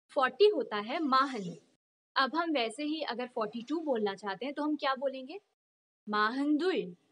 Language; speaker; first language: Hindi; native; Hindi